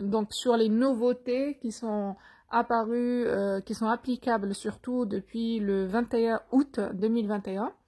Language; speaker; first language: French; non-native, local second language; Arabic